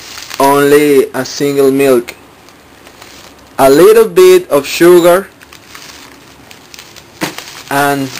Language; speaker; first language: English; non-native, learner; Spanish